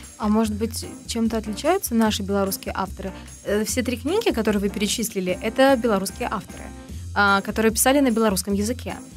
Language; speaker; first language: Russian; native; Russian